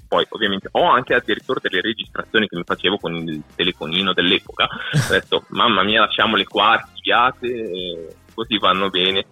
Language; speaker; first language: Italian; native; Italian